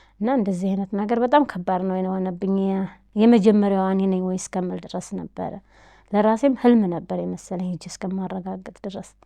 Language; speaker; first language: Amharic; native; Amharic